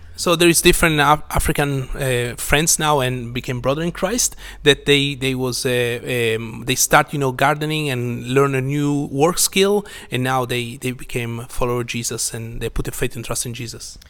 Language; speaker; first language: English; non-native, fluent; Italian